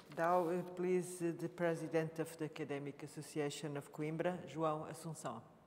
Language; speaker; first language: English; non-native, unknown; Portuguese